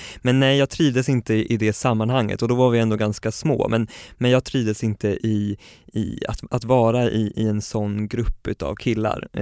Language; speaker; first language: Swedish; native; Swedish